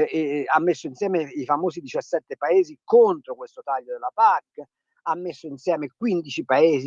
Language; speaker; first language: Italian; native; Italian